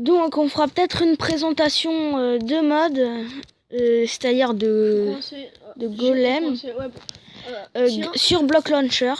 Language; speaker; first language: French; native; French